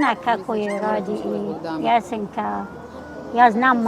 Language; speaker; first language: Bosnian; non-native, learner; Arabic